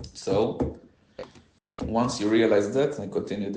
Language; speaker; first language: English; non-native, learner; Hebrew